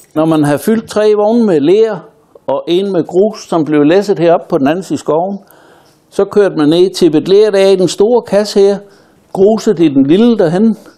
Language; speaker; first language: Danish; native; Danish